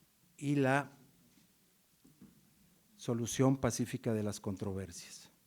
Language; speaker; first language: Spanish; native; Spanish